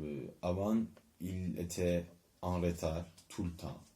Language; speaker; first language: French; non-native, learner; Turkish